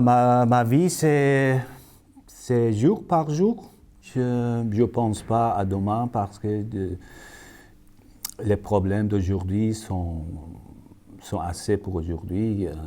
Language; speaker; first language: French; non-native, learner; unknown